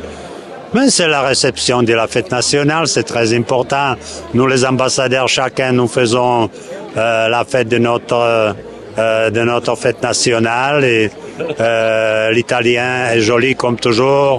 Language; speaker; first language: French; non-native, learner; Czech